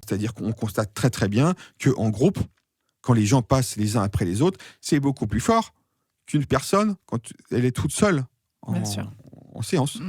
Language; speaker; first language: French; native; French